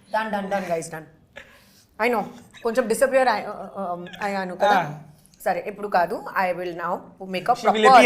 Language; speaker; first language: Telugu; non-native, learner; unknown